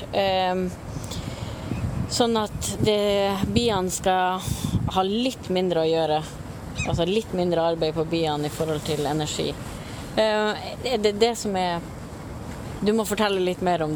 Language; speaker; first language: Norwegian; native; Norwegian